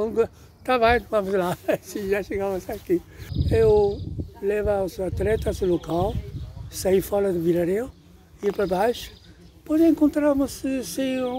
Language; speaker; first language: Portuguese; non-native, learner; Chinese